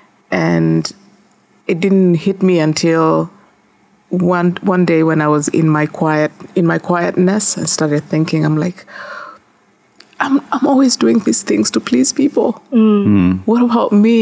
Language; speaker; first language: English; non-native, local second language; Gusii